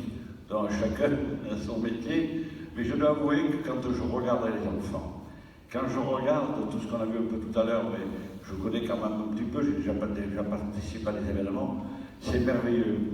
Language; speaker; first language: French; native; French